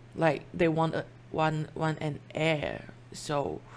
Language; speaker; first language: English; non-native, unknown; Chinese